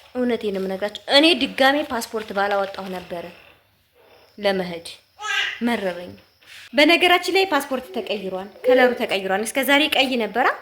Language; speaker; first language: Amharic; native; Amharic